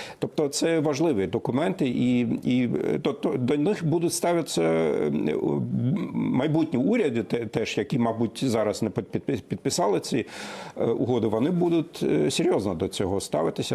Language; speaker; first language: Ukrainian; non-native, fluent; German